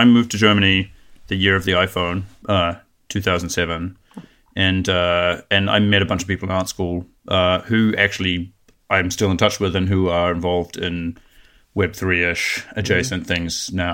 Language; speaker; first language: English; native; English